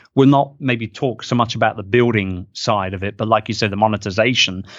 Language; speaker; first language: English; native; English